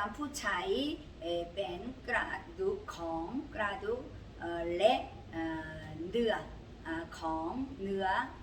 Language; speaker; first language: Thai; non-native, learner; Korean